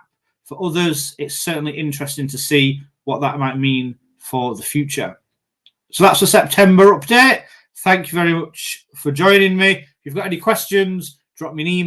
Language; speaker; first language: English; native; English